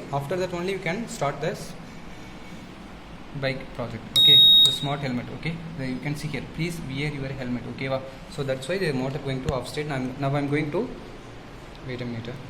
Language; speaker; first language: English; non-native, local second language; Tamil